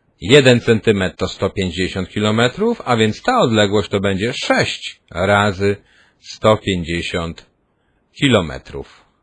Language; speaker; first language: Polish; native; Polish